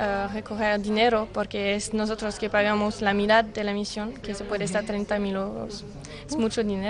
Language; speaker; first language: Spanish; non-native, learner; French